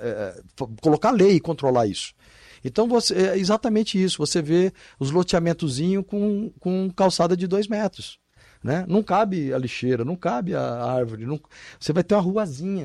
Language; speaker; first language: Portuguese; native; Portuguese